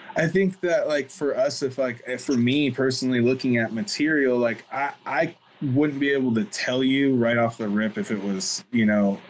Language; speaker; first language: English; native; English